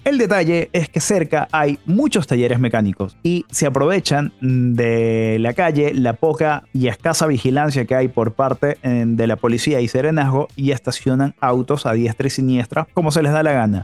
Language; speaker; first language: Spanish; native; Spanish